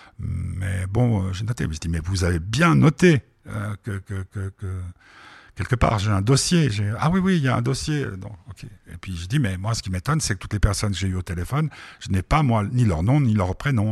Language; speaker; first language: French; native; French